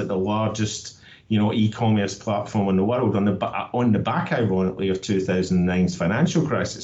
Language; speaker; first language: English; native; English